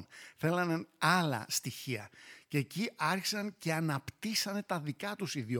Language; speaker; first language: Greek; native; Greek